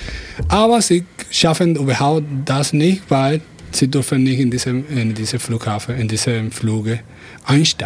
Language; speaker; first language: German; non-native, fluent; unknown